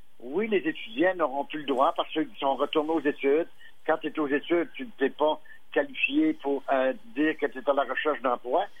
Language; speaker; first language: French; native; French